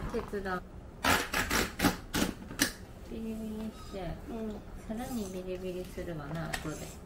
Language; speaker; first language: Japanese; native; Japanese